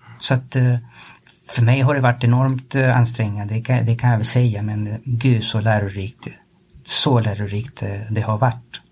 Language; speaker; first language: Swedish; early bilingual, other home language; Spanish